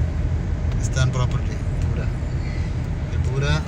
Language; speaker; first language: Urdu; non-native, learner; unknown